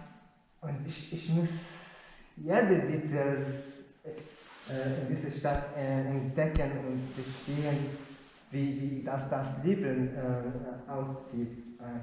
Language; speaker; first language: German; non-native, learner; Arabic